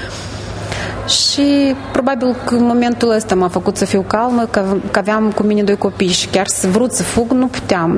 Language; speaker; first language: Romanian; native; Romanian